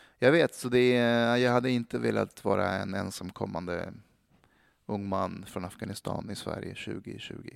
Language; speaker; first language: Swedish; early bilingual, other home language; Persian